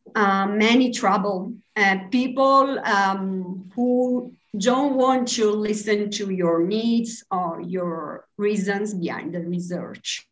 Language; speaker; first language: English; non-native, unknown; Italian